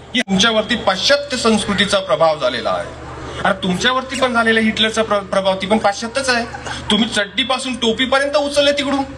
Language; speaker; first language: Marathi; non-native, local second language; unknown